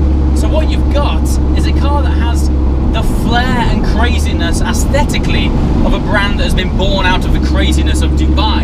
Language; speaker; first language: English; native; English